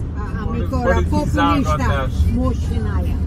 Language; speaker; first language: Hungarian; early bilingual, heritage; Hungarian